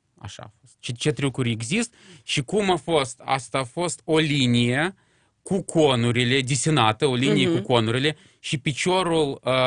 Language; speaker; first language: Romanian; non-native, local second language; Russian